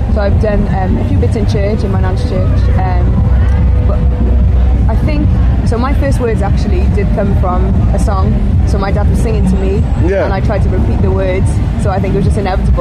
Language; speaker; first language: English; native; English